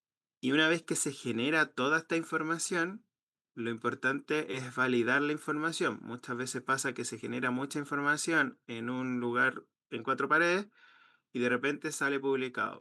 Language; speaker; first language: Spanish; native; Spanish